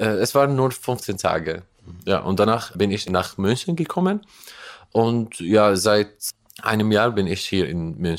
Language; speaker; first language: German; non-native, learner; Arabic